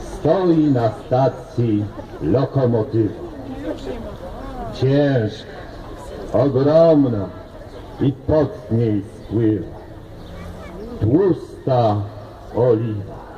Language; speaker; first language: Polish; native; Polish